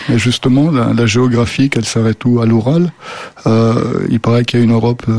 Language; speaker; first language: French; early bilingual, other home language; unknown